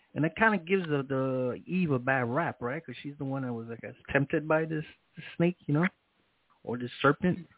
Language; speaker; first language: English; early bilingual, other home language; Spanish